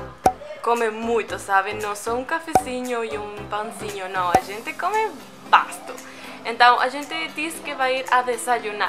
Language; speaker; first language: Portuguese; non-native, learner; Spanish